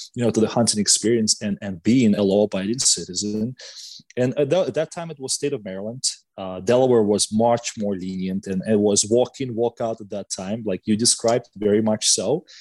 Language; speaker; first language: English; non-native, fluent; Russian